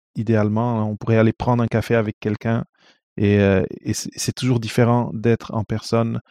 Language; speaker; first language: French; non-native, fluent; Portuguese